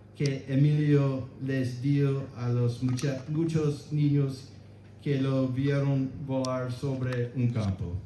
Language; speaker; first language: Spanish; non-native, learner; English